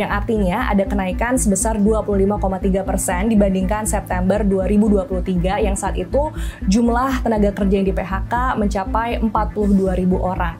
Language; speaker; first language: Indonesian; native; Indonesian